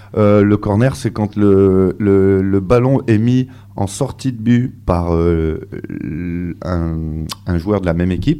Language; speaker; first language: French; native; French